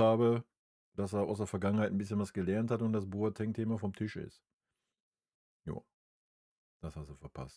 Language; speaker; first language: German; native; German